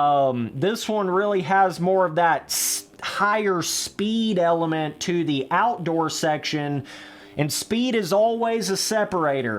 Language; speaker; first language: English; native; English